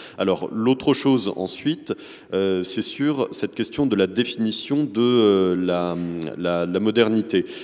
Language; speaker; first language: French; native; French